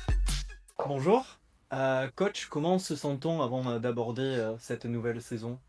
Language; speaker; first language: French; native; French